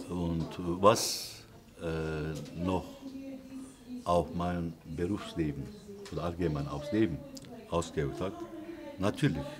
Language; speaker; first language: German; non-native, fluent; Turkish